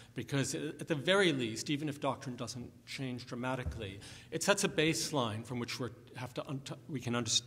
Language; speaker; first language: English; native; English